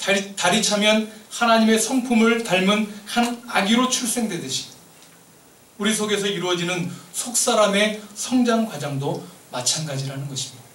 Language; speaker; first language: Korean; native; Korean